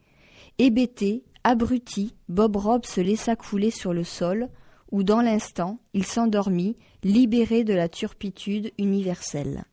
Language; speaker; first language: French; native; French